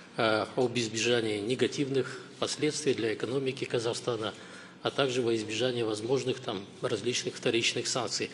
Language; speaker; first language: Russian; non-native, local second language; Kazakh